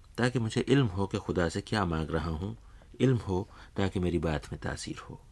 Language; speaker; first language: Urdu; native; Urdu